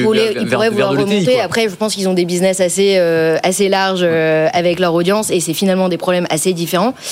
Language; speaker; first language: French; native; French